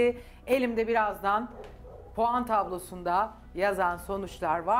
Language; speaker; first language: Turkish; native; Turkish